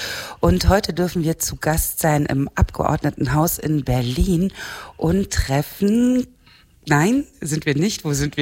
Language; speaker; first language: German; native; German